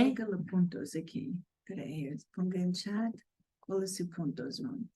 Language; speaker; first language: Spanish; non-native, learner; English